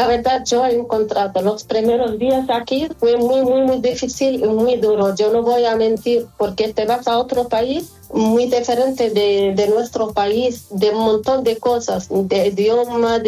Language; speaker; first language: Spanish; non-native, learner; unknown